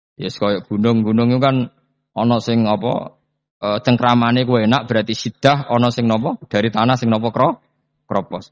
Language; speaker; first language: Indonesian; non-native, local second language; Javanese